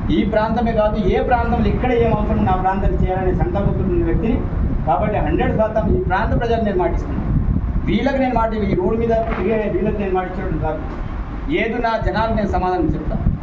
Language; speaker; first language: Telugu; non-native, local second language; Gondi